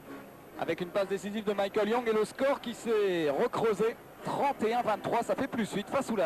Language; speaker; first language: French; native; French